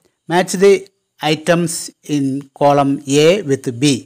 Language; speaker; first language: English; non-native, local second language; Malayalam